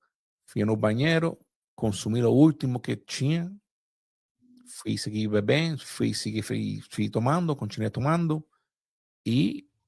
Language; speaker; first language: Portuguese; non-native, fluent; Spanish